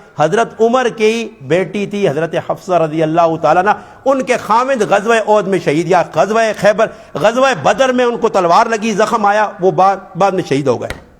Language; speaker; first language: Urdu; non-native, local second language; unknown